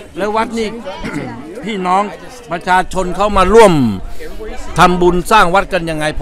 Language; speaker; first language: Thai; native; Thai